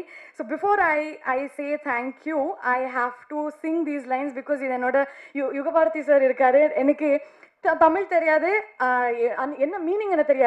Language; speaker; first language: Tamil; non-native, learner; Kannada